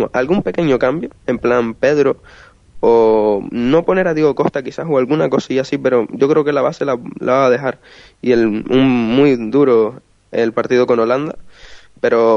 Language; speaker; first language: Spanish; native; Spanish